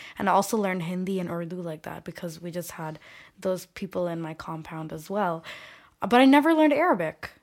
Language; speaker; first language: English; early bilingual, other home language; Bangla